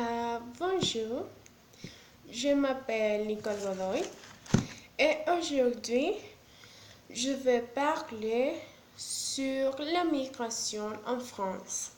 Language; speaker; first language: French; non-native, learner; Spanish